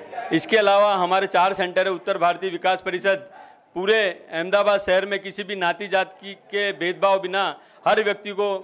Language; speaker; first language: Hindi; native; Hindi